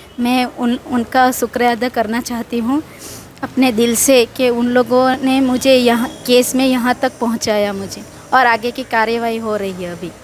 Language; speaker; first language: Hindi; non-native, local second language; Gujarati